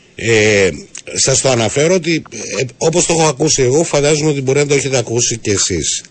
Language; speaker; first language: Greek; native; Greek